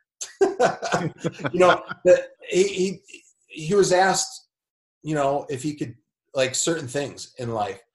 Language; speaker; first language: English; native; English